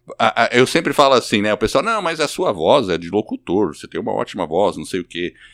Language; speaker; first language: Portuguese; native; Portuguese